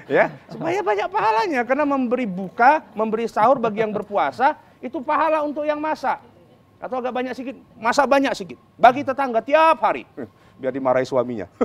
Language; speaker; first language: Indonesian; native; Indonesian